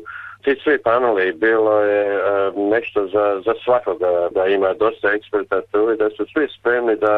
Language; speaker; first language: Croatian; early bilingual, heritage; Croatian